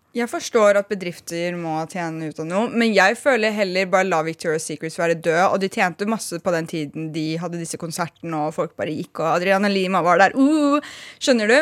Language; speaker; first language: Norwegian; early bilingual, other home language; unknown